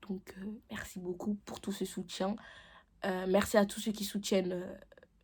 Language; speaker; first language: French; native; French